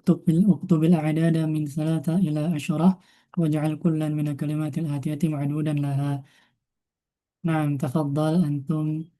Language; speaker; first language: Arabic; non-native, fluent; Indonesian